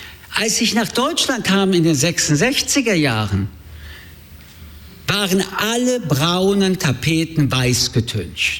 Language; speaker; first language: German; early bilingual, other home language; French